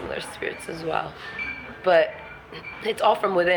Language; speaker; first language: English; non-native, local second language; Ewe